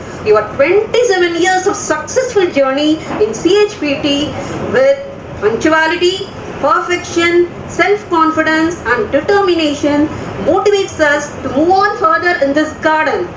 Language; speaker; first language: English; non-native, local second language; Tamil